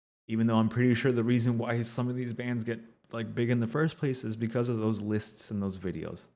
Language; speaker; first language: English; native; English